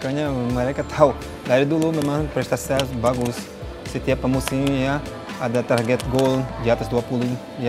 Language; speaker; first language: Indonesian; non-native, fluent; Portuguese